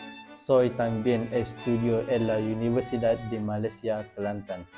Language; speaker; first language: Spanish; non-native, learner; Malay